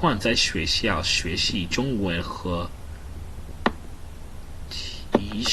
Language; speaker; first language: Chinese; non-native, learner; English